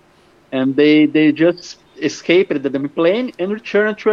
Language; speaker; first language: English; non-native, fluent; Portuguese